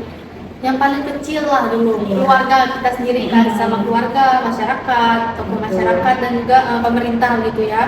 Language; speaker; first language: Indonesian; native; Indonesian